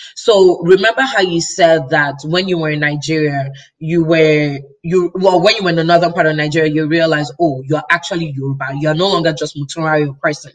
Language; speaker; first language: English; non-native, local second language; Yoruba